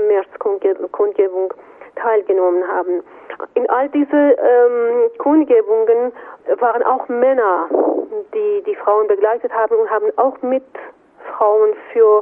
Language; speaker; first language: German; non-native, fluent; Persian